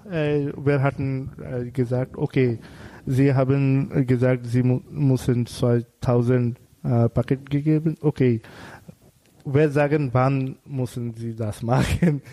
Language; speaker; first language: German; non-native, learner; Bangla